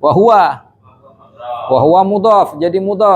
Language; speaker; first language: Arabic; non-native, fluent; Indonesian